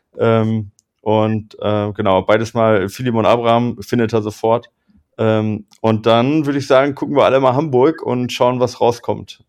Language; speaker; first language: German; native; German